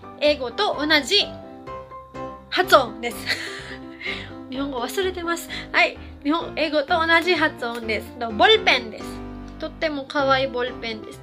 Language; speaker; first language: Japanese; non-native, fluent; Filipino